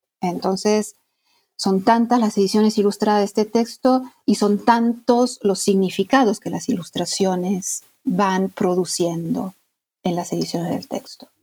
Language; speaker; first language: Spanish; non-native, fluent; Italian